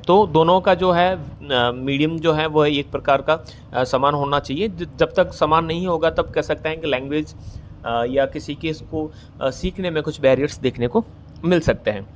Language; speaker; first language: Hindi; native; Hindi